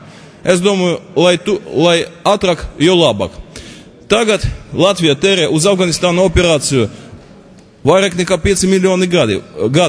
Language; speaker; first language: Latvian; non-native, local second language; Russian